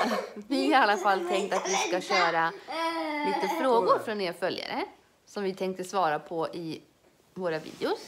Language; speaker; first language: Swedish; native; Swedish